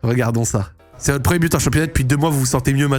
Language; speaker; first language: French; native; French